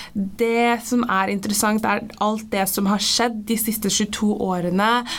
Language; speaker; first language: Norwegian; early bilingual, heritage; Norwegian